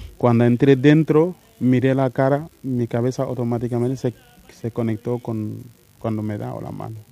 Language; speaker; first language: Spanish; non-native, fluent; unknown